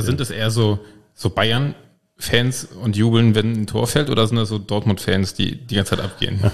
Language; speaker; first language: German; native; German